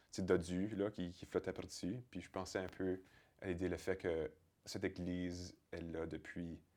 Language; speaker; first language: French; early bilingual, heritage; French